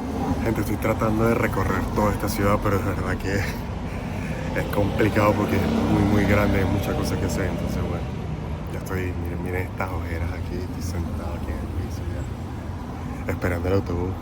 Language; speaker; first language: Spanish; native; Spanish